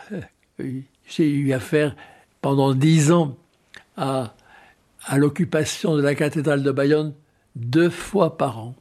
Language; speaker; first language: French; native; French